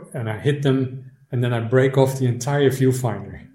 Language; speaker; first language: English; non-native, fluent; Dutch